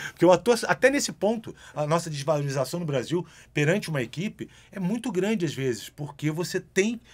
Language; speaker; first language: Portuguese; native; Portuguese